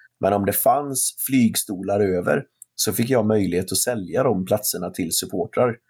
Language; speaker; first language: Swedish; native; Swedish